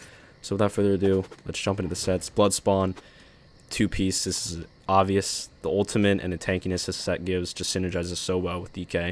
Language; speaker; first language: English; native; English